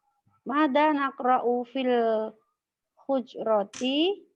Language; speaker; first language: Arabic; non-native, learner; Indonesian